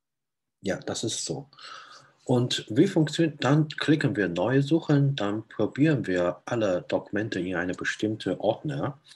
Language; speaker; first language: German; non-native, fluent; Chinese